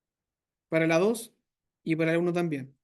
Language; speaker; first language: Spanish; native; Spanish